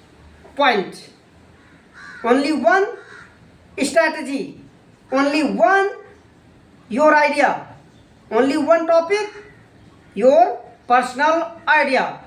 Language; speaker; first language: English; non-native, learner; Hindi